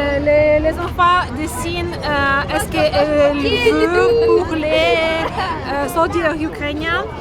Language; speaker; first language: French; non-native, learner; Ukrainian